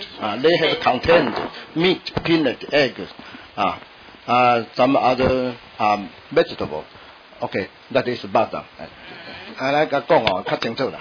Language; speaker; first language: English; non-native, learner; Min Nan Chinese